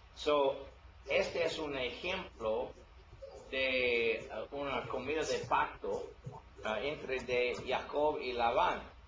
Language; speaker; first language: Spanish; non-native, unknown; English